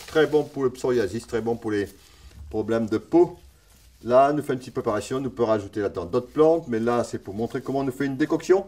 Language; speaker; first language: French; native; French